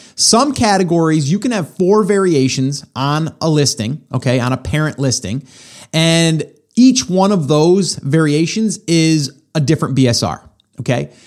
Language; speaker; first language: English; native; English